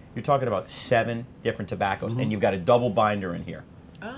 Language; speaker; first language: English; native; English